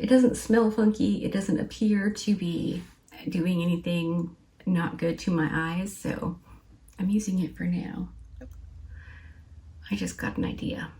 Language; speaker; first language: English; native; English